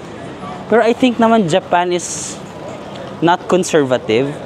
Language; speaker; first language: English; non-native, local second language; Filipino